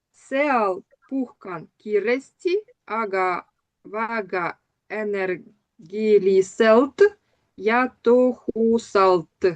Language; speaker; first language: Estonian; non-native, learner; Russian